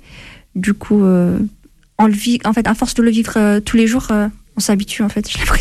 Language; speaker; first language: French; non-native, fluent; Amharic